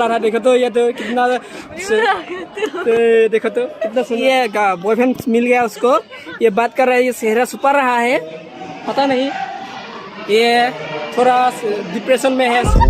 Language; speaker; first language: Hindi; non-native, local second language; Assamese